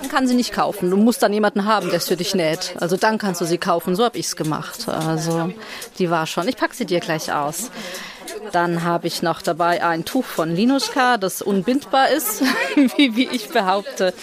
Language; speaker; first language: German; native; German